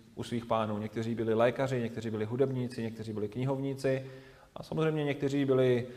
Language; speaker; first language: Czech; native; Czech